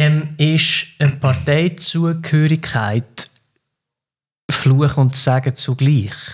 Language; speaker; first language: German; native; German